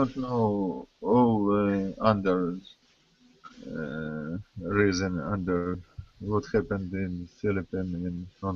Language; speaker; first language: English; non-native, learner; Russian